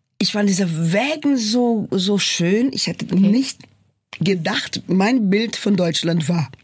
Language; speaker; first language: German; non-native, fluent; Portuguese